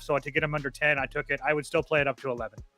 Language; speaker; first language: English; native; English